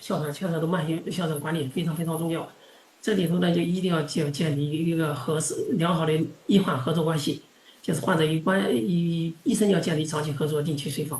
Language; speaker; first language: Chinese; non-native, local second language; Indonesian